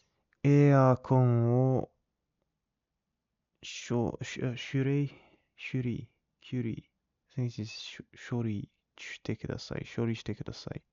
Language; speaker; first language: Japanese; non-native, learner; English